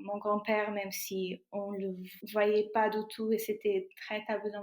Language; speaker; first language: French; non-native, fluent; Portuguese